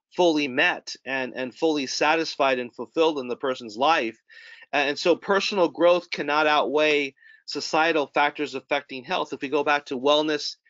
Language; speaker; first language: English; native; English